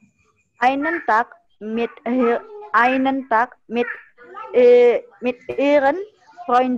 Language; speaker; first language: German; non-native, learner; Indonesian